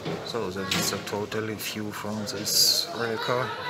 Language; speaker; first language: English; non-native, learner; German